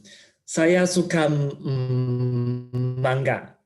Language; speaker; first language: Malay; non-native, learner; Chinese